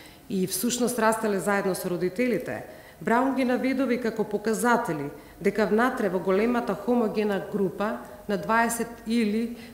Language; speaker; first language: Macedonian; native; Macedonian